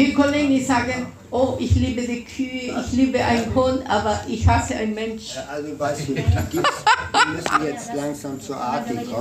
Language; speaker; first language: German; non-native, fluent; Russian